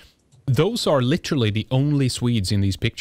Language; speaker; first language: English; non-native, fluent; Swedish